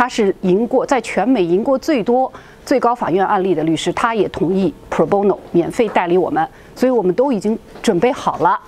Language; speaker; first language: Chinese; native; Chinese